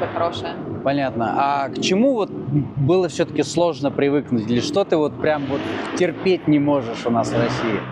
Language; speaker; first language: Russian; native; Russian